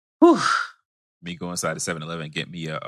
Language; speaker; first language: English; native; English